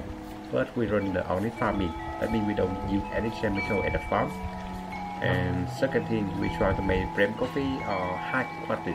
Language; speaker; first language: English; non-native, learner; Vietnamese